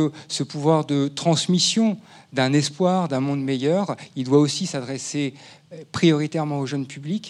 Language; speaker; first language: French; native; French